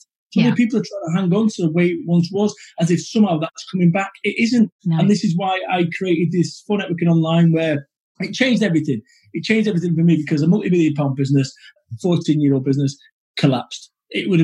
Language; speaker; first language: English; native; English